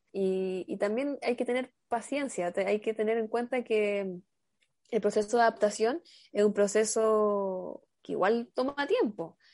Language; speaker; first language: Spanish; native; Spanish